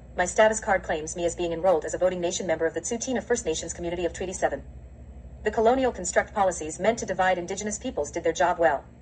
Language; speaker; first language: English; native; English